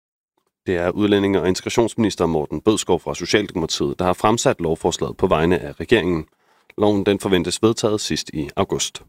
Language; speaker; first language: Danish; native; Danish